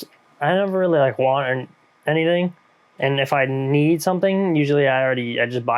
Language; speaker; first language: English; native; English